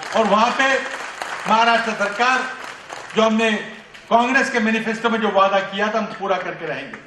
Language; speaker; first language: Hindi; non-native, local second language; Marathi